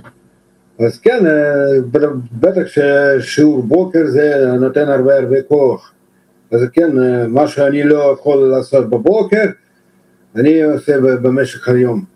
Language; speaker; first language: Hebrew; non-native, fluent; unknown